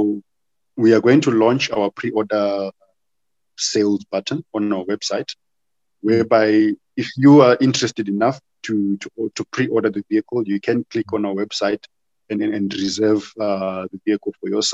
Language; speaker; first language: English; non-native, local second language; Shona